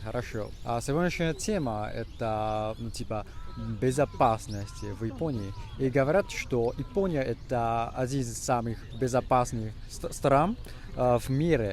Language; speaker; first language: Russian; non-native, fluent; Japanese